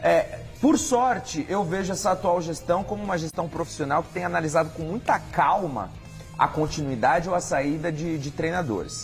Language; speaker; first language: Portuguese; native; Portuguese